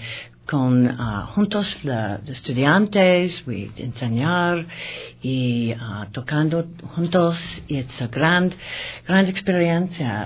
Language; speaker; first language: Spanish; non-native, learner; English